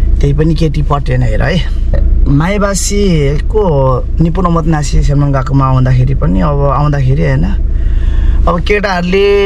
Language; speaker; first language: Nepali; native; Nepali